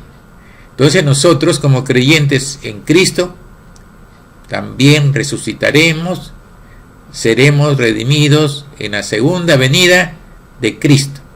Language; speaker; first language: Spanish; native; Spanish